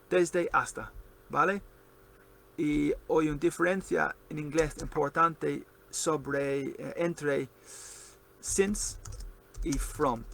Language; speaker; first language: Spanish; non-native, learner; English